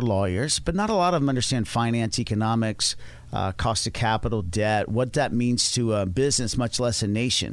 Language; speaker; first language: English; native; English